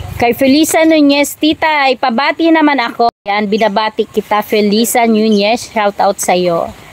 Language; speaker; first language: Filipino; non-native, local second language; Bikol